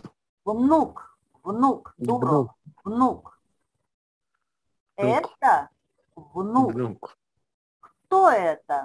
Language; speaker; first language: Russian; non-native, fluent; Spanish